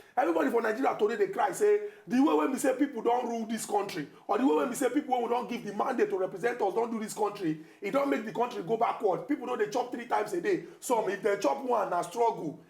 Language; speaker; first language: Nigerian Pidgin; non-native, local second language; Igbo